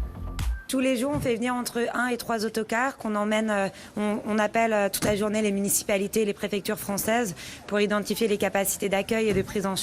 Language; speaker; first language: French; native; French